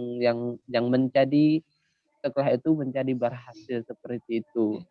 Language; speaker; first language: Indonesian; non-native, learner; Khmer